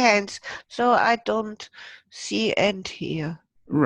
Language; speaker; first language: English; non-native, fluent; German